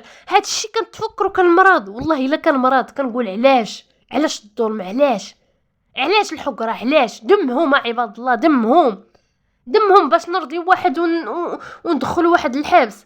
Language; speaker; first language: Arabic; native; Arabic